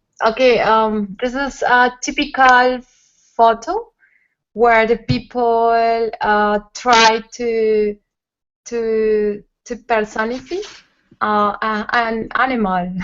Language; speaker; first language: English; non-native, learner; Spanish